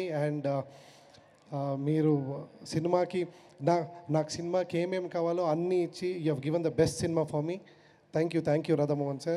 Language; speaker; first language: Telugu; non-native, learner; Kannada